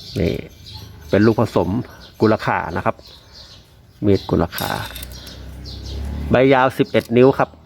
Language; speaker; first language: Thai; native; Thai